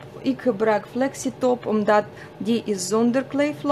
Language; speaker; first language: Dutch; non-native, fluent; Russian